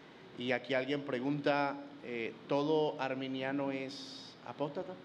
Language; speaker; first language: Spanish; native; Spanish